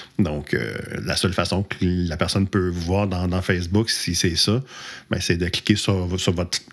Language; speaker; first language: French; native; French